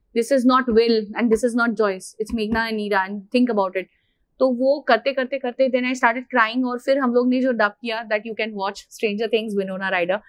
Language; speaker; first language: Hindi; non-native, local second language; Marathi